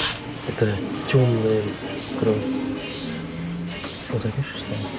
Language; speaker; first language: Russian; native; Russian